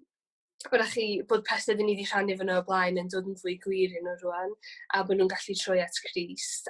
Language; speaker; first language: Welsh; native; Welsh